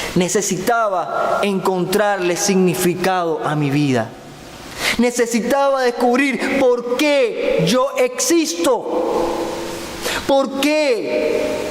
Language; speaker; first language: Spanish; native; Spanish